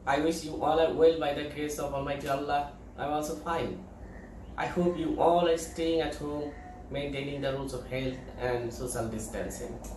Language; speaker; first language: English; non-native, local second language; Bangla